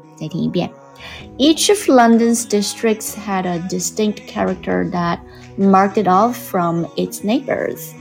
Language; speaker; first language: English; non-native, fluent; Chinese